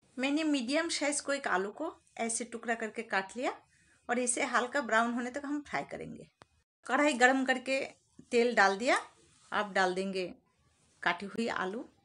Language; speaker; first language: Hindi; non-native, local second language; Bangla